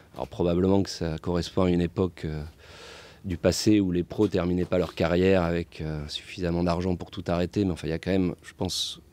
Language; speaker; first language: French; native; French